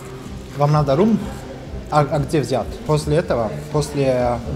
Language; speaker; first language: Russian; non-native, learner; Italian